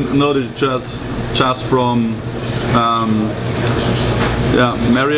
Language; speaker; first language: English; non-native, learner; German